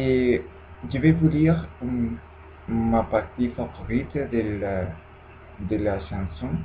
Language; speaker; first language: French; non-native, learner; Spanish